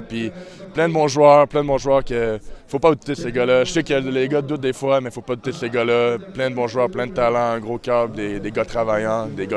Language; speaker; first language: French; native; French